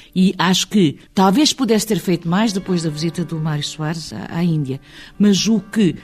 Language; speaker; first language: Portuguese; early bilingual, heritage; Portuguese